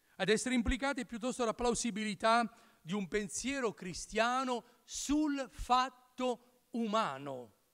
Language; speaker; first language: Italian; native; Italian